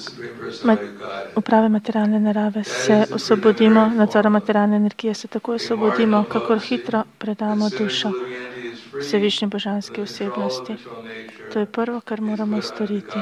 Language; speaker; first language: Slovenian; native; Slovenian